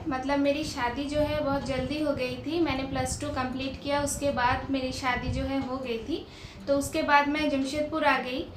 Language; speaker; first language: Hindi; non-native, local second language; Bangla